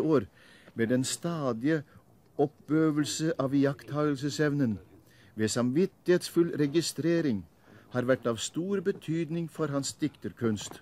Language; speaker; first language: Norwegian; native; Norwegian